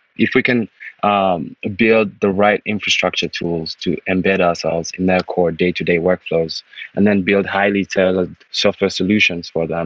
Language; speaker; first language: English; non-native, local second language; Ganda